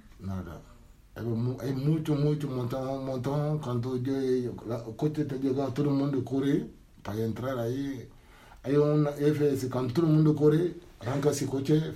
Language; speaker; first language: Spanish; non-native, learner; Wolof